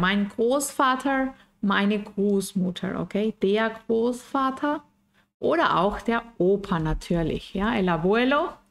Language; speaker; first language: German; non-native, fluent; Spanish